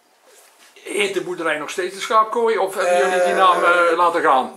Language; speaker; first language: Dutch; native; Dutch